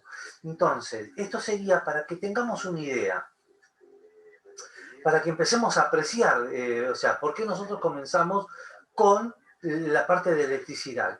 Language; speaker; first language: Spanish; native; Spanish